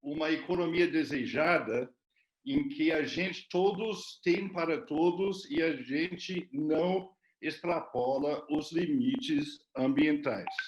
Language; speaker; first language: Portuguese; non-native, fluent; English